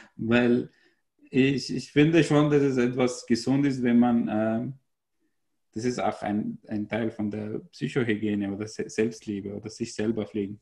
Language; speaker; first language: German; non-native, fluent; Arabic